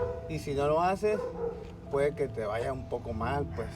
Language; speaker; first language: Spanish; native; Spanish